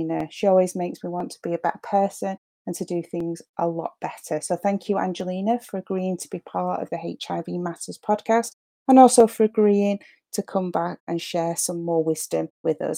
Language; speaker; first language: English; native; English